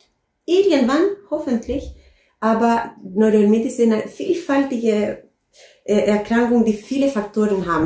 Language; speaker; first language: German; non-native, fluent; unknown